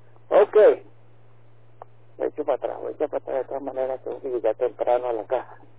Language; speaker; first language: Spanish; native; Spanish